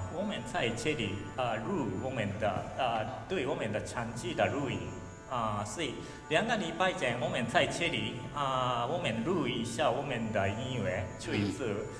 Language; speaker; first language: Chinese; non-native, learner; Japanese